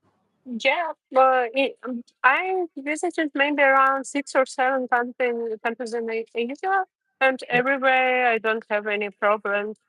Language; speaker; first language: English; non-native, learner; Russian